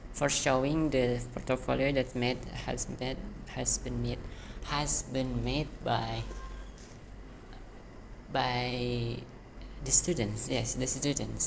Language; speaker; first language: English; non-native, learner; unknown